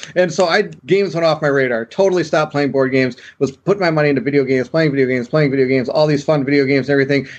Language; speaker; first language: English; native; English